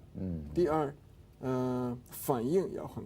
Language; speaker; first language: Chinese; non-native, fluent; Russian